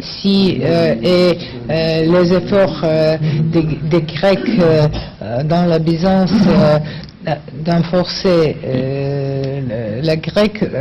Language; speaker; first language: French; non-native, learner; Russian